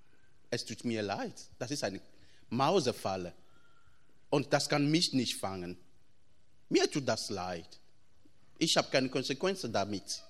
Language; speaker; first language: German; non-native, fluent; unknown